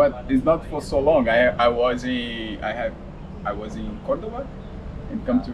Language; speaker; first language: English; non-native, learner; Portuguese